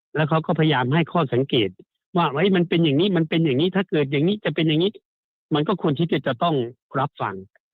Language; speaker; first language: Thai; native; Thai